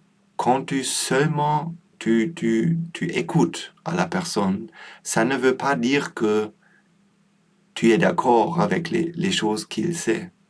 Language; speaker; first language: French; non-native, learner; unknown